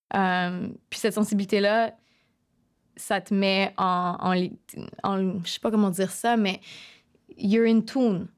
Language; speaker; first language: French; native; French